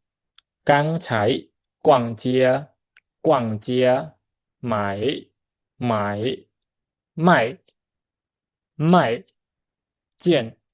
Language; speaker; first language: Chinese; non-native, fluent; Khmer